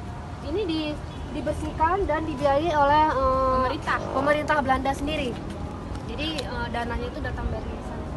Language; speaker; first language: Indonesian; native; Indonesian